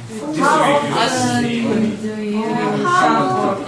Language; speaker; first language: English; non-native, learner; Korean